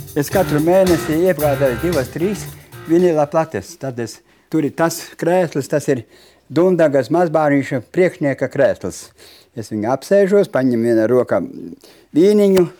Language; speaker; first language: Latvian; native; Latvian